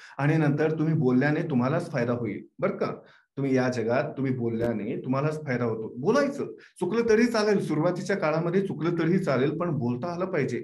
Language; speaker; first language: Marathi; non-native, fluent; Kannada